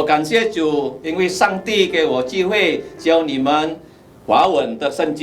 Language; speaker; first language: Chinese; native; Chinese